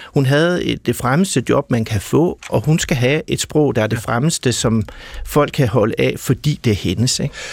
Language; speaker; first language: Danish; native; Danish